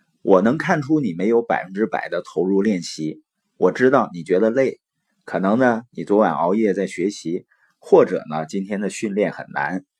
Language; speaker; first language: Chinese; native; Chinese